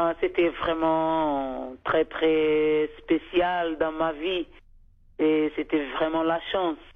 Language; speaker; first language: French; non-native, fluent; Kabuverdianu